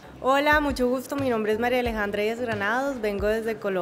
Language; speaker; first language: Spanish; native; Spanish